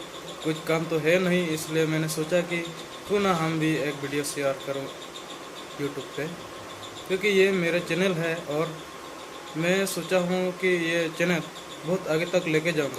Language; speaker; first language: Hindi; non-native, local second language; Santali